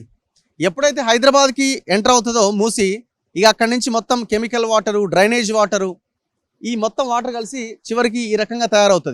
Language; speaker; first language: Telugu; native; Telugu